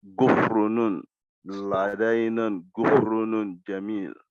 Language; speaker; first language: Arabic; non-native, learner; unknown